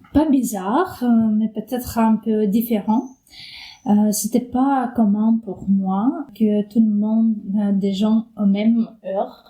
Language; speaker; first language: French; non-native, fluent; Ukrainian